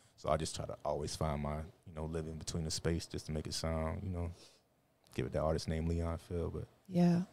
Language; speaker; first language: English; native; English